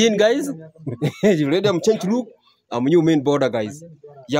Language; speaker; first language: English; non-native, learner; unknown